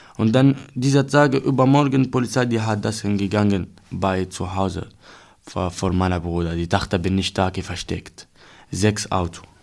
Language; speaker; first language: German; non-native, learner; Arabic